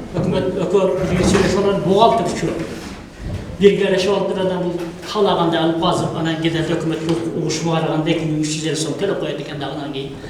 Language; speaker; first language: Kyrgyz; native; Kyrgyz